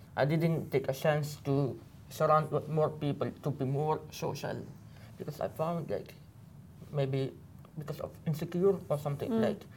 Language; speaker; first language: English; non-native, fluent; Arabic